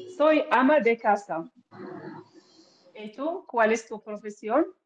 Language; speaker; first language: Spanish; non-native, learner; Arabic